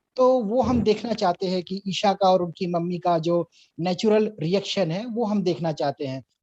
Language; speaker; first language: Hindi; native; Hindi